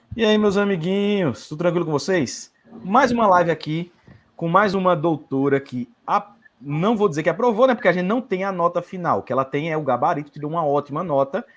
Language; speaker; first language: Portuguese; native; Portuguese